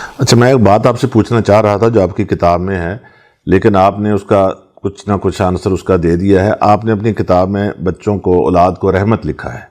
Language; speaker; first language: Urdu; native; Urdu